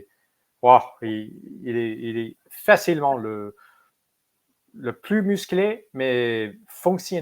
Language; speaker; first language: French; non-native, fluent; English